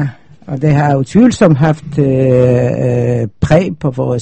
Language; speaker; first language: Danish; non-native, fluent; Polish